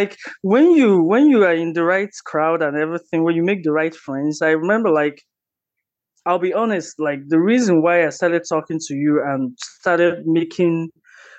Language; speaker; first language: English; non-native, local second language; Igbo